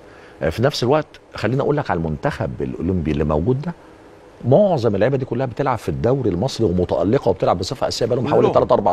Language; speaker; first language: Arabic; native; Arabic